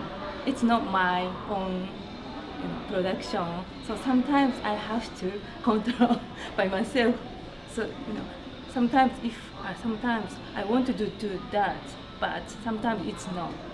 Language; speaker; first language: English; non-native, learner; Japanese